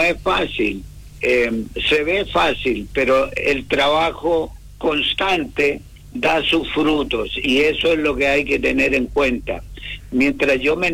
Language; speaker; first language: Spanish; native; Spanish